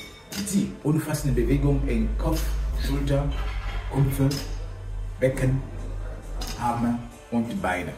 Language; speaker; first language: German; non-native, fluent; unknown